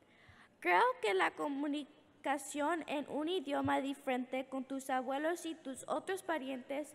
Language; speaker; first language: Spanish; early bilingual, heritage; English